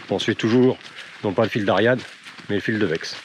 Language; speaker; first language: French; native; French